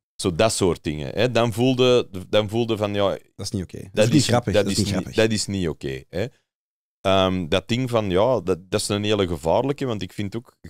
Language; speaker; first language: Dutch; non-native, fluent; English